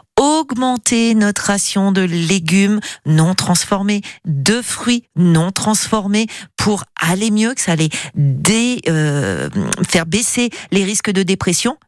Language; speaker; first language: French; native; French